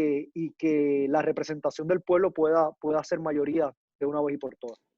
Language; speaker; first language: Spanish; native; Spanish